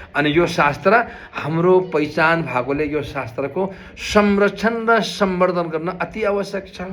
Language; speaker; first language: Nepali; non-native, local second language; Gurung